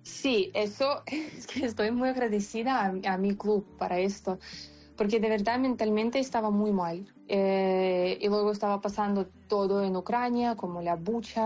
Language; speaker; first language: Spanish; non-native, fluent; Ukrainian